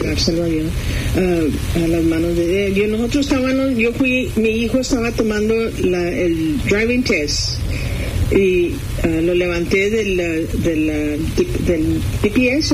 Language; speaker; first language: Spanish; early bilingual, heritage; Spanish